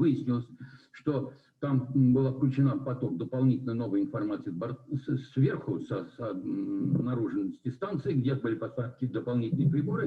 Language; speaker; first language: Russian; native; Russian